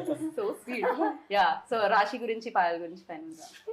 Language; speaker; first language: Telugu; native; Telugu